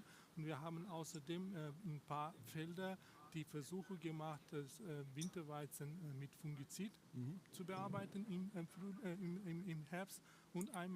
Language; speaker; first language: German; non-native, learner; Russian